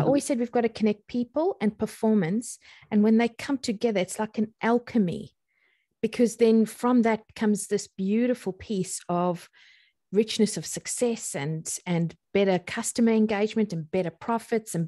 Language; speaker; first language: English; native; English